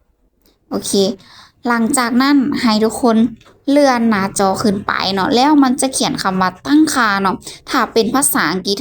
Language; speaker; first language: Thai; non-native, local second language; Lao